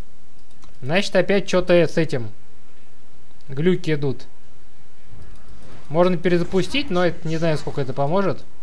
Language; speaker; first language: Russian; native; Russian